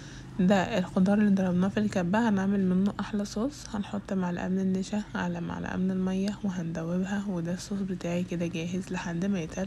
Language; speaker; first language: Arabic; native; Arabic